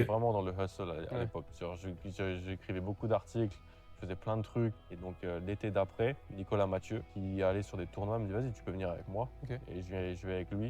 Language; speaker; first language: French; native; French